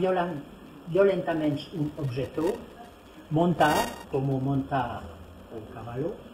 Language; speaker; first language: Portuguese; non-native, fluent; French